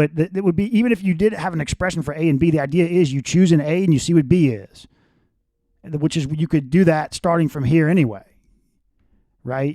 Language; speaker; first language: English; native; English